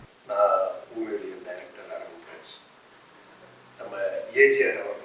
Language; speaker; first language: Tamil; native; Tamil